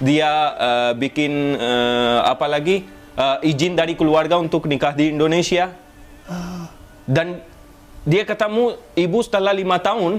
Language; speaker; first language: Indonesian; non-native, fluent; Hindi